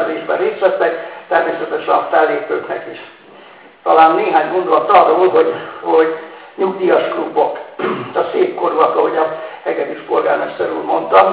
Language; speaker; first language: Hungarian; native; Hungarian